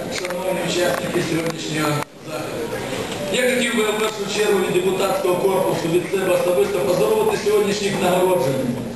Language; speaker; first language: Ukrainian; non-native, local second language; Russian